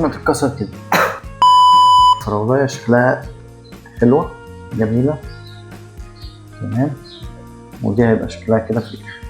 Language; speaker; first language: Arabic; native; Arabic